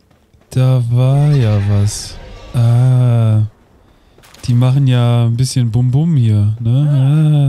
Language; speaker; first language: German; native; German